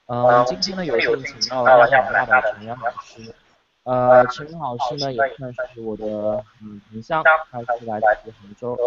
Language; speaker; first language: Chinese; native; Chinese